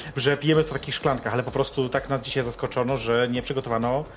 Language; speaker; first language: Polish; native; Polish